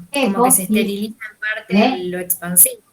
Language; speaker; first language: Spanish; native; Spanish